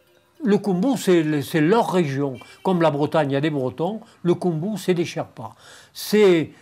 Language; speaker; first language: French; native; French